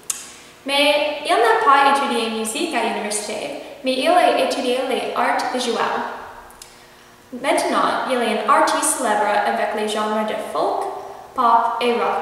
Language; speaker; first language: French; non-native, learner; English